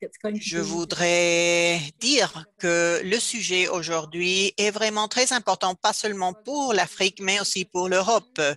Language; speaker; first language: French; non-native, fluent; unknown